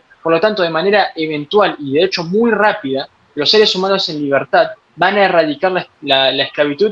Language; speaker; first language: Spanish; native; Spanish